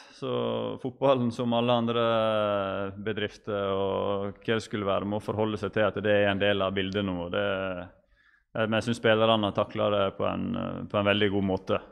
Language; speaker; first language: Norwegian; native; Norwegian